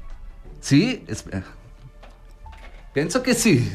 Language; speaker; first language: Spanish; non-native, learner; German